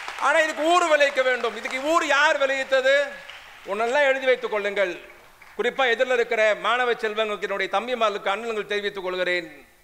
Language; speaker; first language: Tamil; non-native, local second language; Urdu